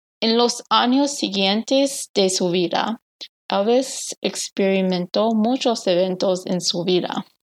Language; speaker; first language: Spanish; non-native, learner; English